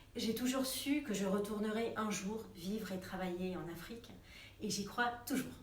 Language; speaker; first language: French; non-native, fluent; English